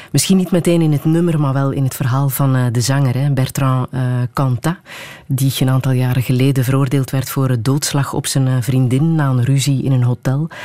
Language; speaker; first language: Dutch; native; Dutch